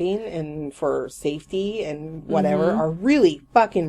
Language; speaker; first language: English; native; English